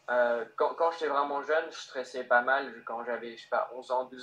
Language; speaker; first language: French; early bilingual, heritage; French